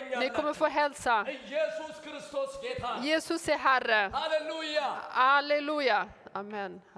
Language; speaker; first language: Swedish; non-native, fluent; Amharic